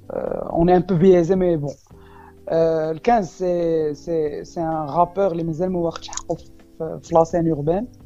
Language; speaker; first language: French; non-native, local second language; Arabic